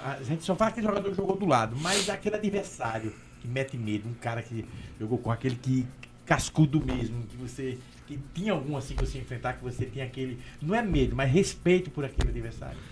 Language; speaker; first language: Portuguese; native; Portuguese